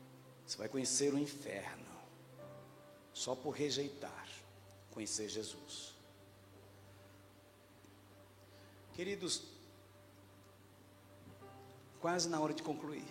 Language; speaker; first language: Portuguese; native; Portuguese